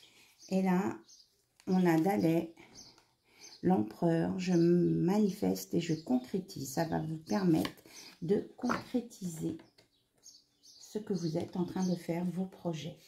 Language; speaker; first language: French; native; French